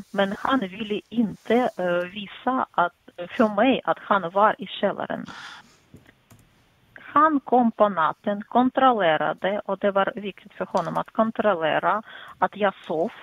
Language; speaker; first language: Swedish; non-native, fluent; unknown